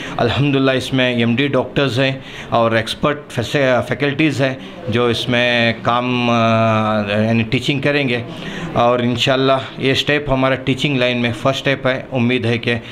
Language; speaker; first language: Hindi; non-native, local second language; Urdu